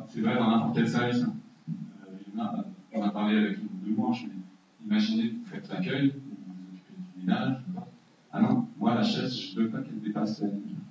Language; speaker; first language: French; native; French